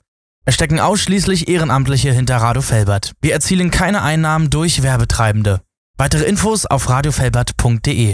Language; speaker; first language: German; native; German